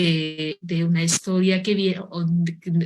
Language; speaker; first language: Spanish; non-native, fluent; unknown